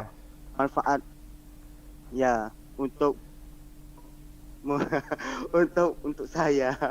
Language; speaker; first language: Indonesian; non-native, learner; Malay